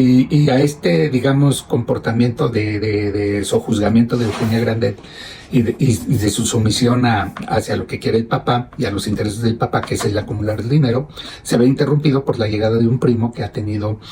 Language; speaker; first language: Spanish; native; Spanish